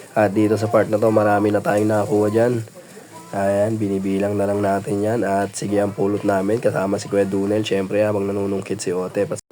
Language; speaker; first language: Filipino; non-native, local second language; Iloko